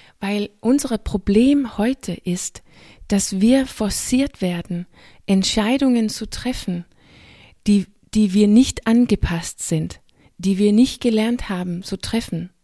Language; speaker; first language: German; non-native, fluent; Danish